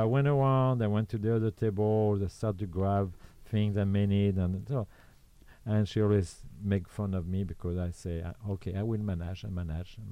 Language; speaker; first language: English; non-native, fluent; French